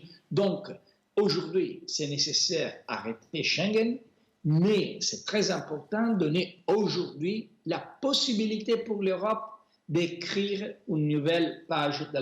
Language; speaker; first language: French; non-native, fluent; Italian